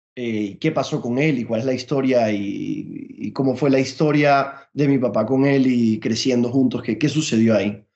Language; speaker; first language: Spanish; native; Spanish